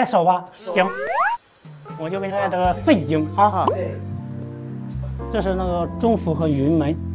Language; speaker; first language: Chinese; native; Chinese